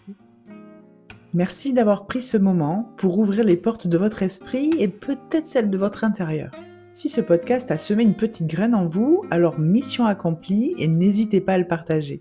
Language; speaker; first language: French; native; French